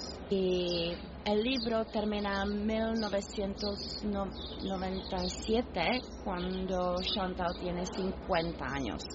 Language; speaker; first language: Spanish; non-native, fluent; Czech